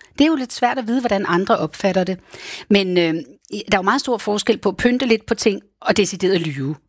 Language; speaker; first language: Danish; native; Danish